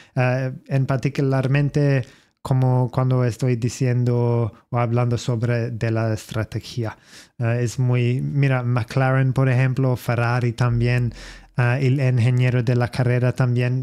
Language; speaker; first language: Spanish; non-native, learner; English